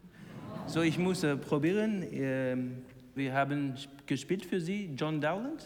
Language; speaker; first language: German; non-native, learner; English